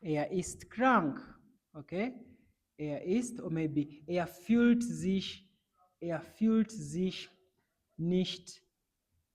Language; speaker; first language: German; non-native, fluent; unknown